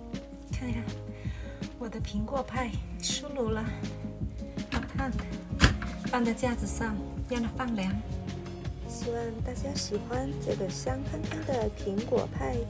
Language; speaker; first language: Chinese; native; Chinese